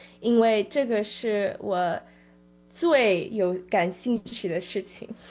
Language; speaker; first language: Chinese; early bilingual, heritage; English